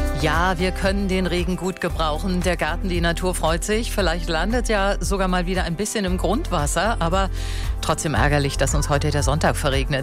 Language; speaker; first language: German; native; German